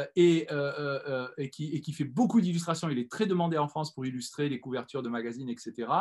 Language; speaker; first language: French; native; French